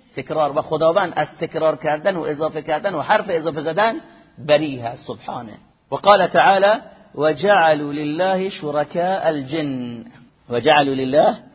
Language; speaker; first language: Persian; native; Persian